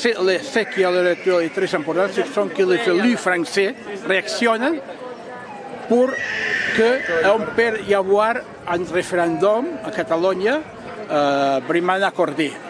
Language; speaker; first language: French; non-native, fluent; Catalan